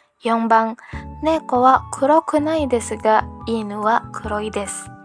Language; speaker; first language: Japanese; non-native, learner; Indonesian